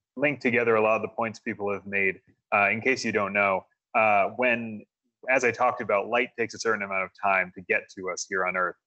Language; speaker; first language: English; native; English